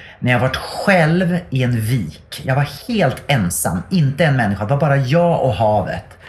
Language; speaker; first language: Swedish; native; Swedish